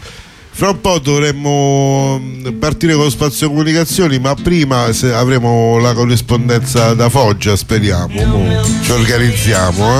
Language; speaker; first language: Italian; native; Italian